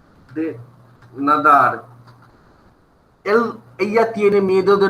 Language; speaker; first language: Spanish; non-native, fluent; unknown